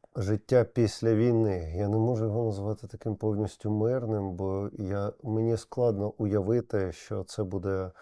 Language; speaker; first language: Ukrainian; non-native, local second language; Russian